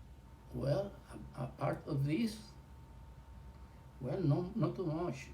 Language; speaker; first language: English; non-native, learner; Spanish